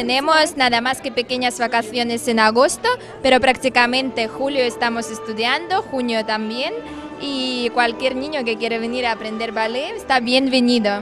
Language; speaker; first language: Spanish; non-native, fluent; Russian